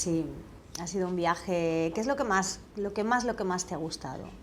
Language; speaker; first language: Spanish; native; Spanish